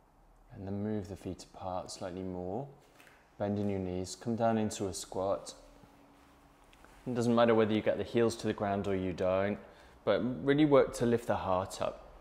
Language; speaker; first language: English; native; English